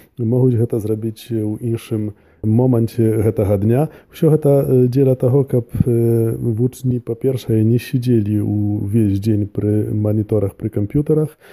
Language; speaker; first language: Belarusian; native; Belarusian